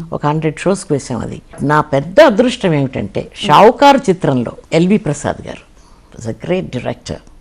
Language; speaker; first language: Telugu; native; Telugu